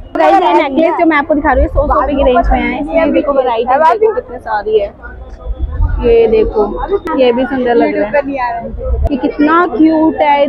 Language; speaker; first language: Hindi; native; Hindi